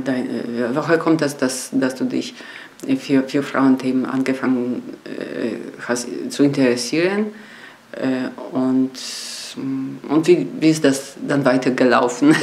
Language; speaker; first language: German; non-native, fluent; Polish